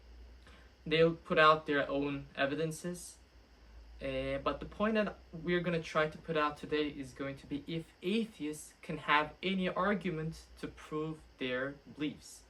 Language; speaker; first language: English; non-native, fluent; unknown